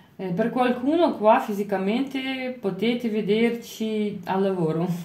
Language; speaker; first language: Italian; non-native, fluent; Lithuanian